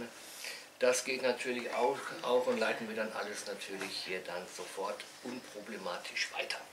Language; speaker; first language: German; native; German